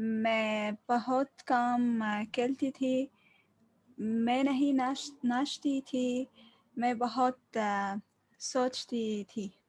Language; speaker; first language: Hindi; non-native, learner; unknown